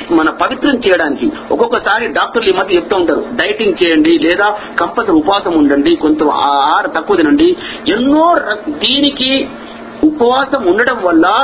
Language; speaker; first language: Telugu; native; Telugu